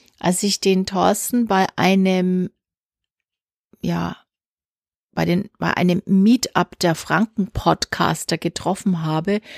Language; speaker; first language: German; native; German